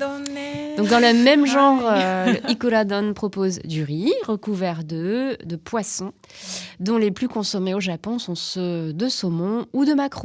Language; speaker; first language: French; native; French